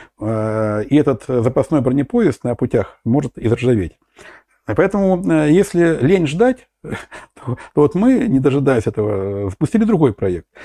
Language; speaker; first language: Russian; native; Russian